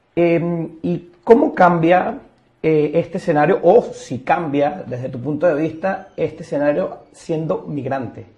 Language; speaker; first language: Spanish; native; Spanish